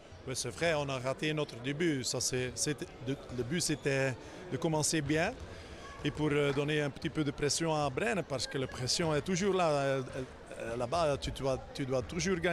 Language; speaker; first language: French; non-native, fluent; Dutch